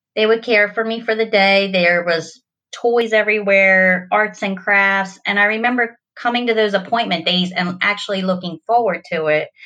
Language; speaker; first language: English; native; English